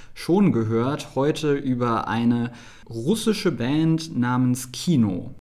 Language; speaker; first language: German; native; German